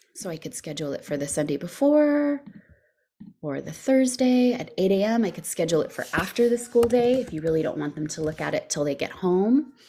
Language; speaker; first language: English; native; English